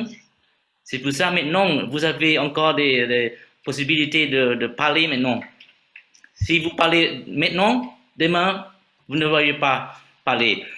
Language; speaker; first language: French; non-native, fluent; Vietnamese